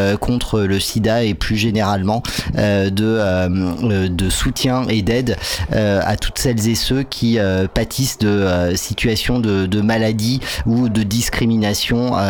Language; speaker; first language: French; native; French